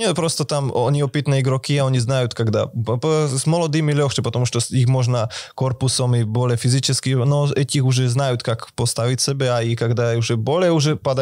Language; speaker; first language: Russian; non-native, fluent; Slovak